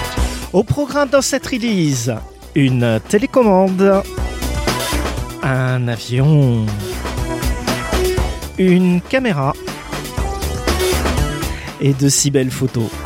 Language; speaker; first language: French; native; French